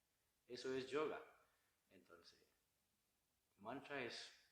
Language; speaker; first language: Spanish; non-native, learner; Bangla